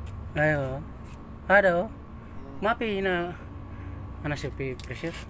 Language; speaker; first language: Arabic; non-native, learner; Filipino